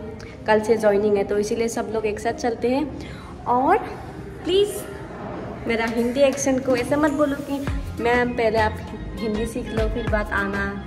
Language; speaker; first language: Hindi; non-native, local second language; Assamese